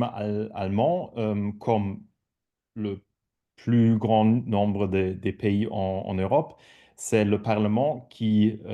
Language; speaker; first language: French; non-native, fluent; German